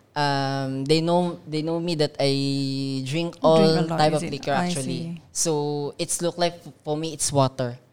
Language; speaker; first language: English; non-native, local second language; Filipino